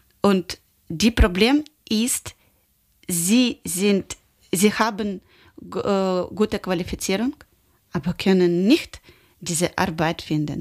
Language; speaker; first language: German; non-native, learner; Ukrainian